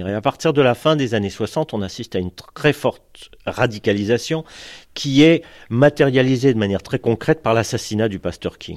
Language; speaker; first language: French; native; French